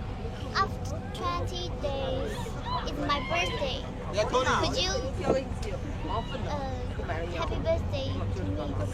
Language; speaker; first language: English; non-native, learner; Chinese